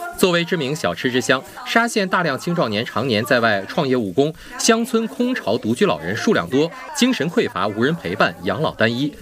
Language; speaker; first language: Chinese; native; Chinese